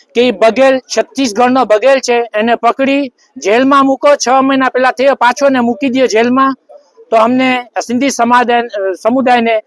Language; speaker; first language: Gujarati; non-native, local second language; Sindhi